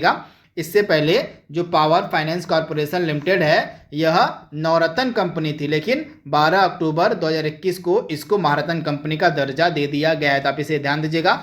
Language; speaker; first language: Hindi; native; Hindi